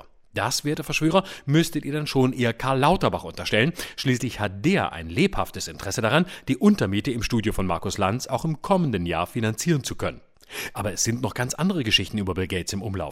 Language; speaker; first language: German; native; German